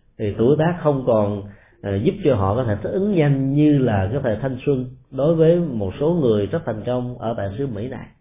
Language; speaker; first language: Vietnamese; native; Vietnamese